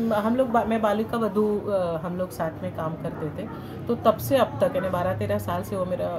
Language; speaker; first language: Hindi; non-native, local second language; Marathi